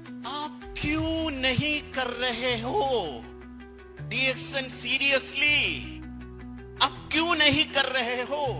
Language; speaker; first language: Hindi; non-native, fluent; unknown